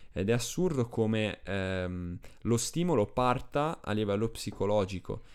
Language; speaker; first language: Italian; early bilingual, other home language; Spanish